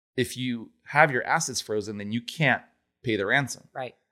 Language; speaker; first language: English; non-native, fluent; Italian